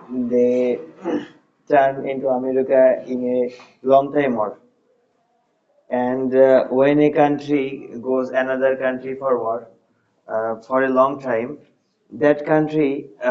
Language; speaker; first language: English; non-native, learner; Bangla